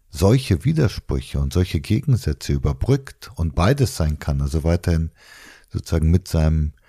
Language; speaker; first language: German; non-native, fluent; Bulgarian